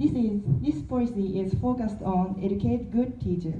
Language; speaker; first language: English; non-native, learner; Korean